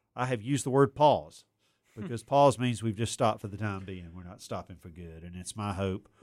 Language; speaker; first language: English; native; English